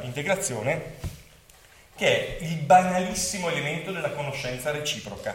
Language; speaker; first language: Italian; native; Italian